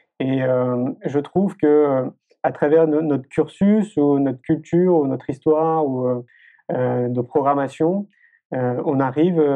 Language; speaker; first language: French; native; French